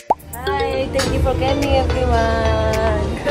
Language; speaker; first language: English; non-native, learner; Indonesian